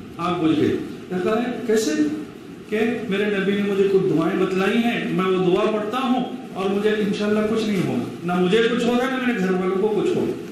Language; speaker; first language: Urdu; native; Urdu